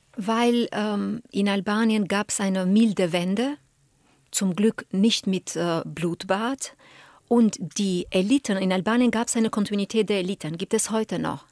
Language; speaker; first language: German; non-native, fluent; Albanian